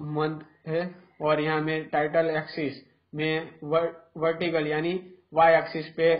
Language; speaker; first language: Hindi; non-native, local second language; Gujarati